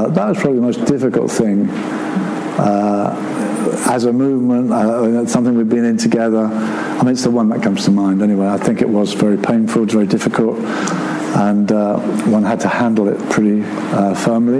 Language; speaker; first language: English; native; English